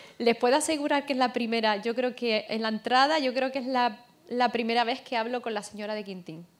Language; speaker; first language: Spanish; native; Spanish